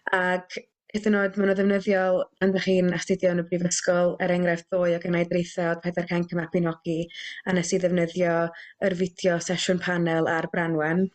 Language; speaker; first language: Welsh; native; Welsh